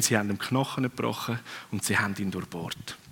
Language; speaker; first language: German; non-native, fluent; Swiss German